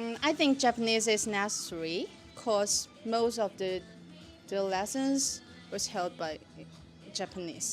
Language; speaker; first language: English; non-native, learner; Chinese